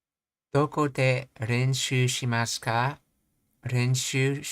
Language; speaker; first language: Japanese; non-native, learner; English